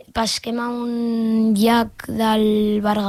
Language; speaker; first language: Catalan; non-native, local second language; Spanish